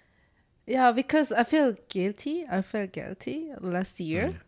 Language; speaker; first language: English; non-native, learner; Korean